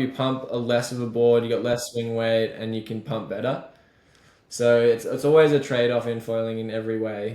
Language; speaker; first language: English; native; English